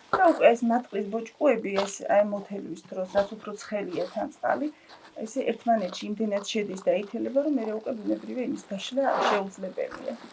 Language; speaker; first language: Georgian; native; Georgian